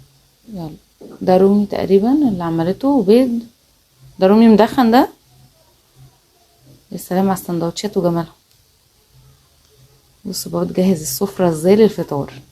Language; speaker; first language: Arabic; native; Arabic